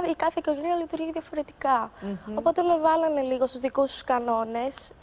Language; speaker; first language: Greek; native; Greek